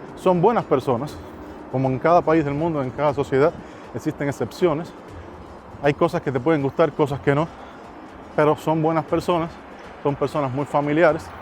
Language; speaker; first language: Spanish; native; Spanish